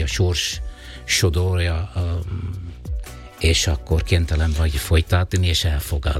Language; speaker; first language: Hungarian; non-native, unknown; Italian